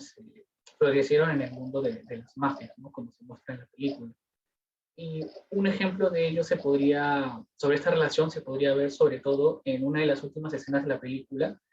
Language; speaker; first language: Spanish; native; Spanish